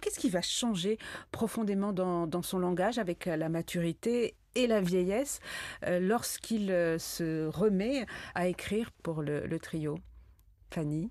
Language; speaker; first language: French; native; French